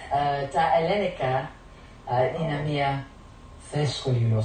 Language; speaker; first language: Greek; early bilingual, heritage; Greek